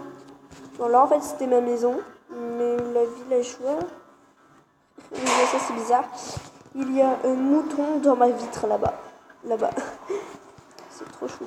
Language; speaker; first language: French; native; French